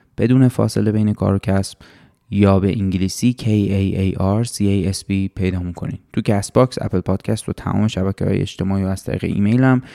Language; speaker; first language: Persian; native; Persian